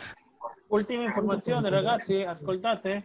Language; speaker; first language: Italian; non-native, fluent; Spanish